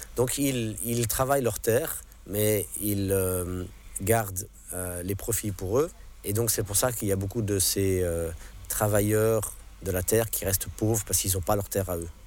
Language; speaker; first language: French; non-native, local second language; English